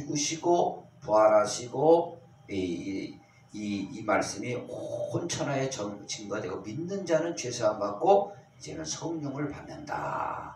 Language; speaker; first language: Korean; native; Korean